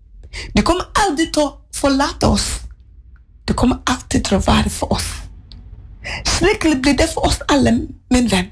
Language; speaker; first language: Norwegian; non-native, fluent; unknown